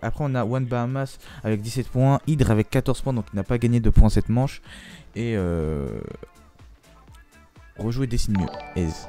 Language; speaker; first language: French; native; French